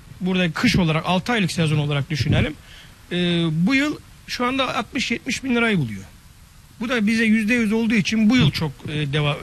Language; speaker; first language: Turkish; native; Turkish